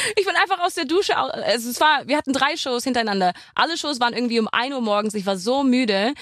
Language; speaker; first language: German; non-native, fluent; English